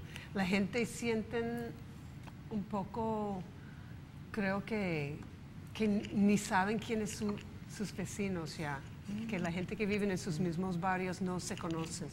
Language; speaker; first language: Spanish; non-native, fluent; English